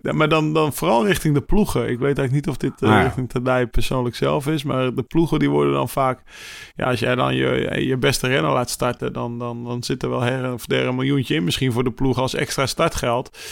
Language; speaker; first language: Dutch; native; Dutch